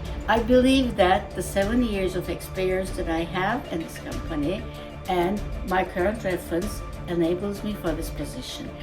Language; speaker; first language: English; non-native, fluent; Turkish